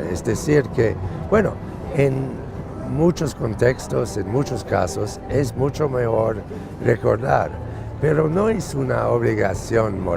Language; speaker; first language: Spanish; non-native, fluent; English